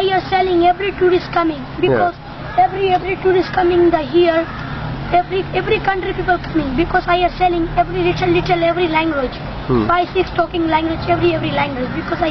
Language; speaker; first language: English; non-native, learner; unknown